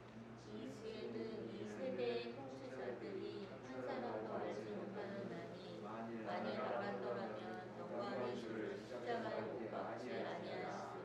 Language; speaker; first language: Korean; native; Korean